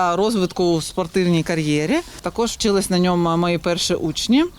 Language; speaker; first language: Ukrainian; native; Ukrainian